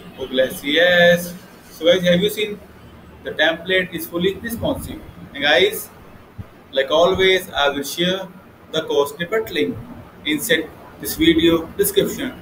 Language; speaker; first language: English; non-native, local second language; Hindi